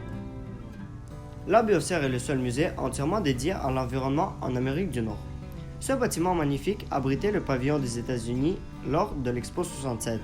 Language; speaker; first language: French; native; French